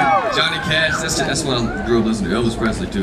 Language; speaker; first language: English; native; English